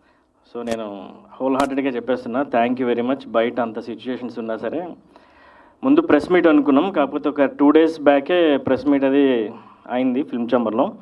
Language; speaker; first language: Telugu; native; Telugu